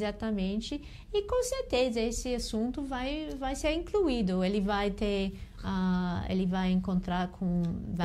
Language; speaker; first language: Portuguese; non-native, learner; English